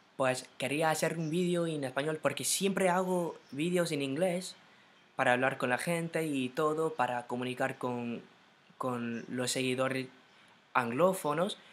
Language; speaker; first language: Spanish; non-native, learner; English